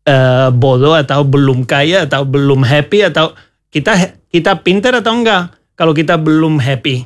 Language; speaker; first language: Indonesian; non-native, learner; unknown